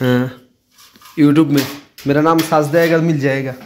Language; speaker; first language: Hindi; non-native, learner; Bangla